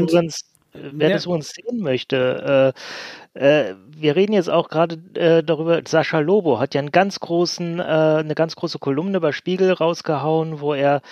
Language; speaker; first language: German; native; German